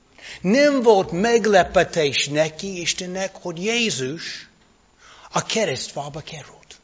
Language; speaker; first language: Hungarian; non-native, fluent; English